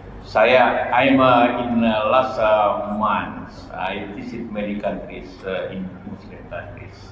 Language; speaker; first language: English; non-native, learner; Indonesian